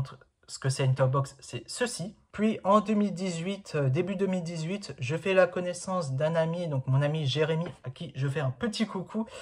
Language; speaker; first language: French; native; French